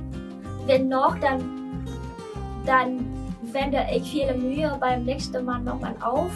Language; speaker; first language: German; non-native, learner; Vietnamese